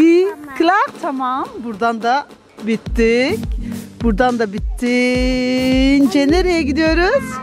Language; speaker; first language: Turkish; early bilingual, heritage; Turkish